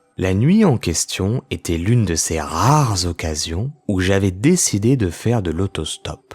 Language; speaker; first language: French; native; French